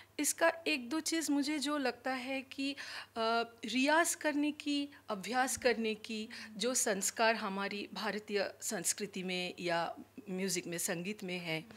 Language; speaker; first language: Hindi; non-native, local second language; Bangla